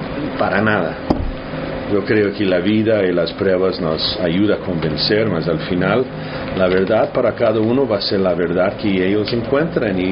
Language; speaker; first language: Spanish; early bilingual, heritage; English